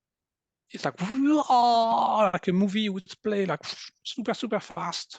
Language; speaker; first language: English; non-native, fluent; French